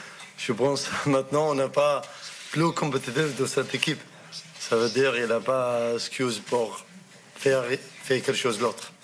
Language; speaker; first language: French; non-native, learner; Arabic